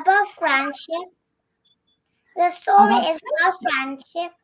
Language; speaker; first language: English; early bilingual, other home language; Russian